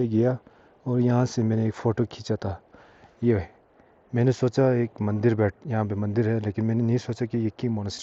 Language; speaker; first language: Hindi; non-native, local second language; Tibetan